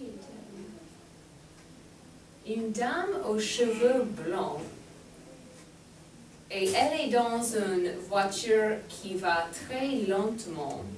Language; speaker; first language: French; non-native, fluent; English